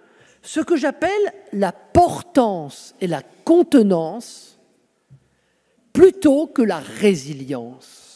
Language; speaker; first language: French; native; French